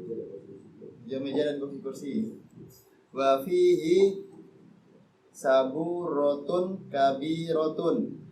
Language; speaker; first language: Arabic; non-native, learner; Indonesian